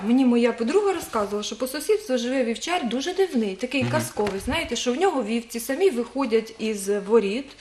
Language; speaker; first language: Ukrainian; native; Ukrainian